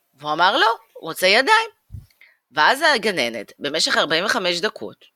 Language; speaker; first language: Hebrew; early bilingual, other home language; Russian